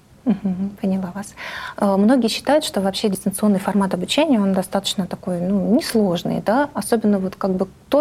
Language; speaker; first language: Russian; native; Russian